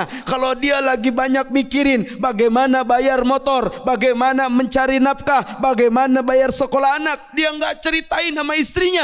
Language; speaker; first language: Indonesian; native; Indonesian